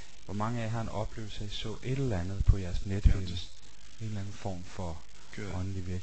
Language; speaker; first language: Danish; native; Danish